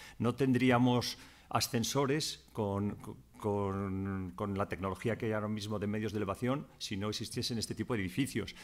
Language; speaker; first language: Spanish; native; Spanish